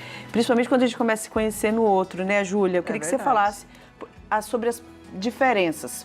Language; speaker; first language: Portuguese; native; Portuguese